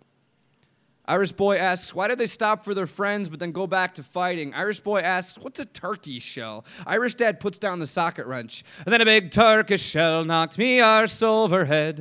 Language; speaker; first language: English; native; English